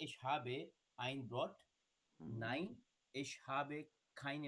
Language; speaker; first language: German; non-native, learner; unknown